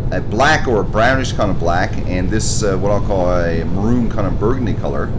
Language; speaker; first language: English; native; English